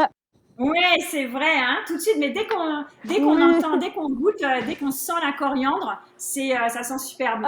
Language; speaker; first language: French; native; French